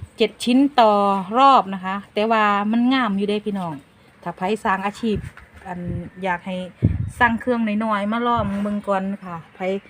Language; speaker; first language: Thai; native; Thai